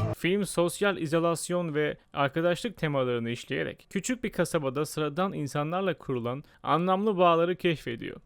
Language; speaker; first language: Turkish; native; Turkish